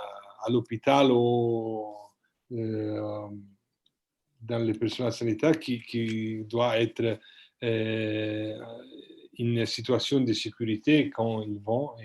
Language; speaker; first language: French; non-native, fluent; Italian